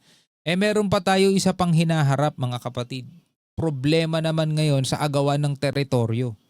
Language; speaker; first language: Filipino; native; Filipino